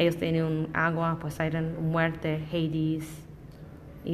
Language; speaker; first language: Spanish; non-native, learner; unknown